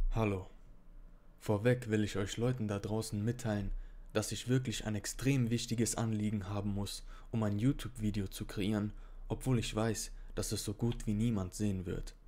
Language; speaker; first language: German; non-native, fluent; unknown